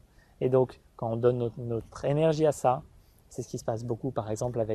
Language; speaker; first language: French; native; French